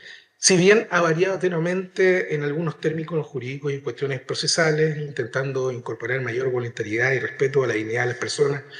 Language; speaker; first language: Spanish; native; Spanish